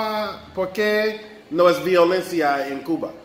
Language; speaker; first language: Spanish; non-native, learner; English